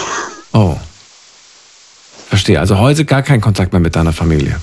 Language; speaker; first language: German; native; German